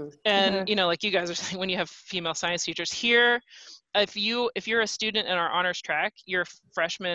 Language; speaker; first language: English; native; English